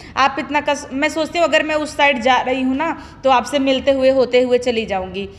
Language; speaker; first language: Hindi; non-native, local second language; Awadhi